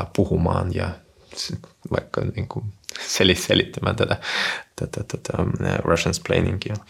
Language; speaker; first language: Finnish; non-native, fluent; Russian